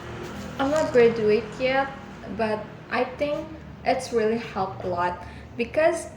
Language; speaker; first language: English; non-native, learner; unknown